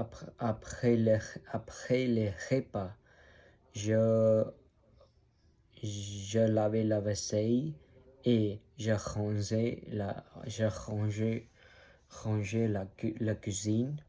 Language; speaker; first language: French; non-native, learner; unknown